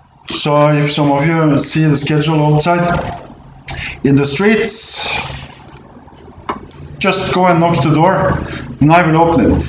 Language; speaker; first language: English; non-native, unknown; Norwegian